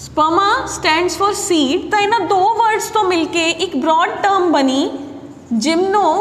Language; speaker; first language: Hindi; non-native, local second language; Punjabi